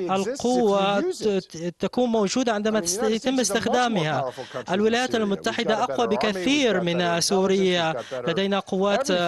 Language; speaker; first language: Arabic; non-native, fluent; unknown